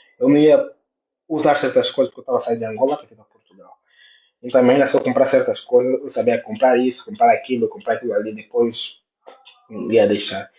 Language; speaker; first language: Portuguese; native; Portuguese